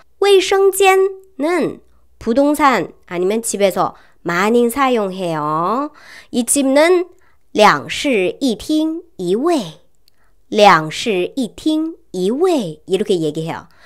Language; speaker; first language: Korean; non-native, learner; Chinese